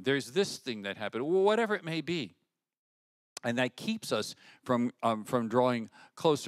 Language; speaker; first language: English; native; English